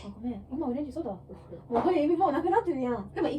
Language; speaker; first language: Japanese; early bilingual, heritage; Japanese